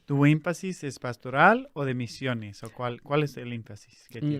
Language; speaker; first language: Spanish; non-native, fluent; English